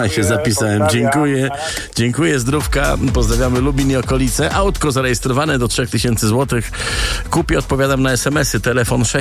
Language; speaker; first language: Polish; native; Polish